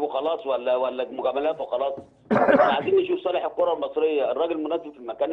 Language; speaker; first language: Arabic; native; Arabic